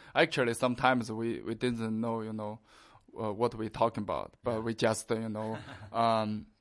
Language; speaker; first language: English; non-native, learner; Chinese